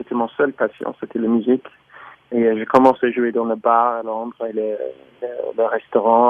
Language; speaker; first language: French; non-native, learner; English